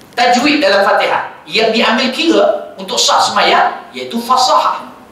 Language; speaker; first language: Malay; native; Malay